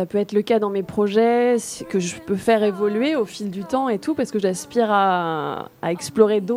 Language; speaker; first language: French; native; French